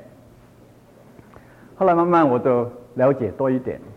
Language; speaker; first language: Chinese; non-native, local second language; Cantonese